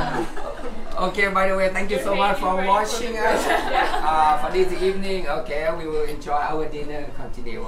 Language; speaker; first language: English; non-native, learner; Thai